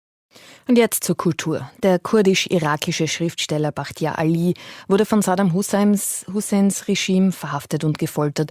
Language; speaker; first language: German; native; German